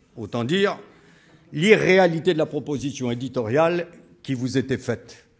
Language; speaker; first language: French; native; French